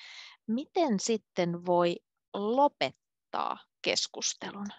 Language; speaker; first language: Finnish; native; Finnish